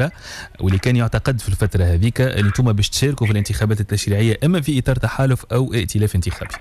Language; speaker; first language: Arabic; native; Arabic